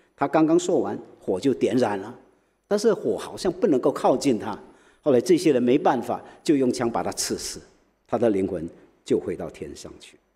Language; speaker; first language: Chinese; early bilingual, heritage; Chinese